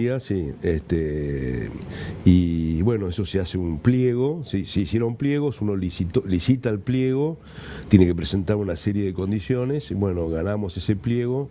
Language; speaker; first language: Spanish; native; Spanish